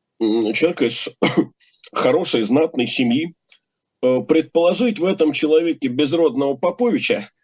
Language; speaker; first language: Russian; native; Russian